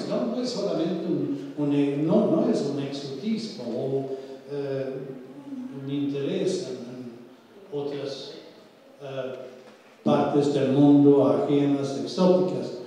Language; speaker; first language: Spanish; non-native, fluent; Swedish